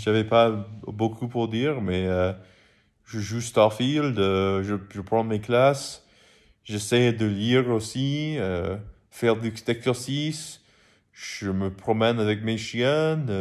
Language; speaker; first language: French; non-native, learner; English